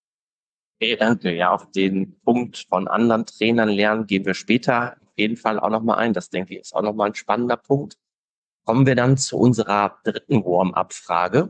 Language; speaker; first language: German; native; German